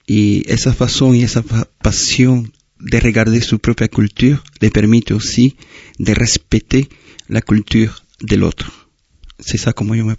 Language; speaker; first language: French; non-native, fluent; Spanish